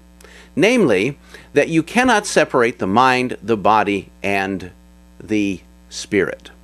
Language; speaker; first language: English; native; English